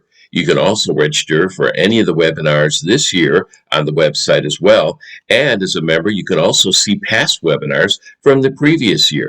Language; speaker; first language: English; native; English